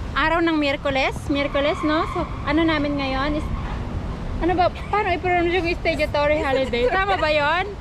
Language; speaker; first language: Filipino; native; Filipino